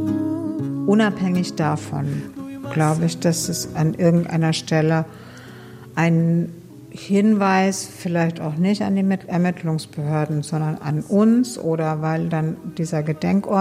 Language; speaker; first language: German; native; German